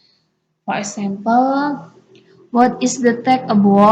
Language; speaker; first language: English; non-native, learner; Indonesian